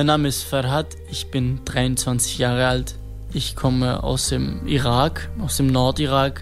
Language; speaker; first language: German; non-native, fluent; Kurdish